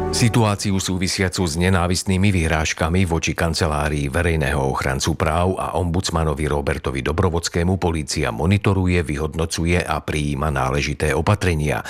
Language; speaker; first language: Slovak; native; Slovak